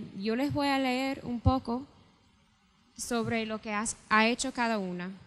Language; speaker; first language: Spanish; native; Spanish